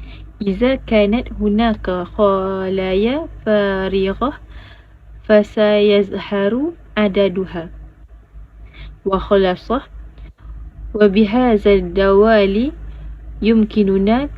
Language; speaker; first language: Arabic; non-native, learner; Malay